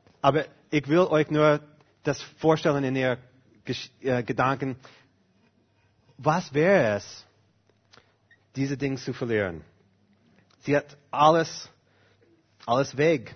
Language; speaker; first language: German; non-native, fluent; English